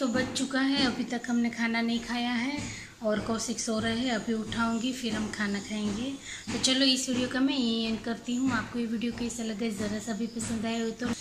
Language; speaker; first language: Hindi; non-native, local second language; Gujarati